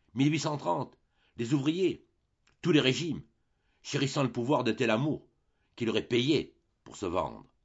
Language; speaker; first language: French; native; French